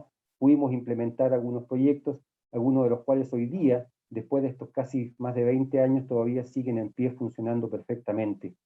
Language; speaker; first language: Spanish; native; Spanish